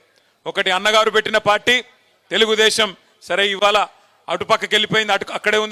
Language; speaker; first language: Telugu; native; Telugu